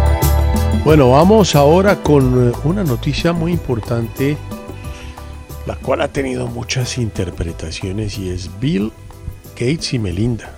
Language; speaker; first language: Spanish; native; Spanish